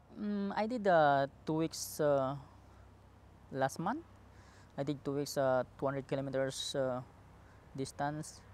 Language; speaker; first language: English; non-native, learner; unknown